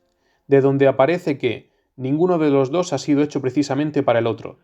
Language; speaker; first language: Spanish; native; Spanish